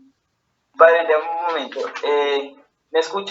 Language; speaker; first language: Spanish; native; Spanish